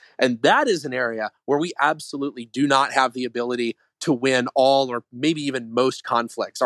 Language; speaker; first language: English; native; English